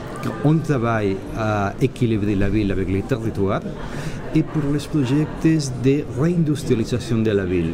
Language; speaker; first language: French; non-native, learner; Catalan